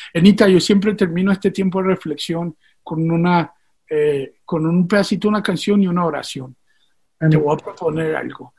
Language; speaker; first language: Spanish; native; Spanish